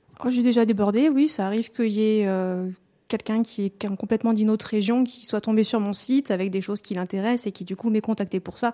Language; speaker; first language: French; native; French